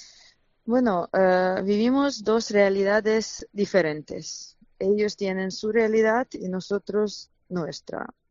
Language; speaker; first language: Spanish; non-native, fluent; Ukrainian